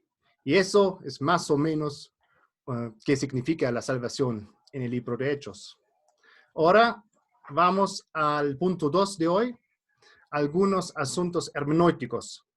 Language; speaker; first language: Spanish; non-native, fluent; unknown